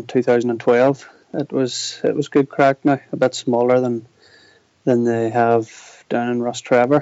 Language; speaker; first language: English; native; English